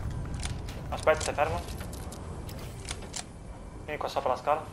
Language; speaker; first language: Italian; native; Italian